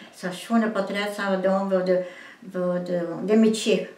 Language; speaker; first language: Dutch; early bilingual, heritage; French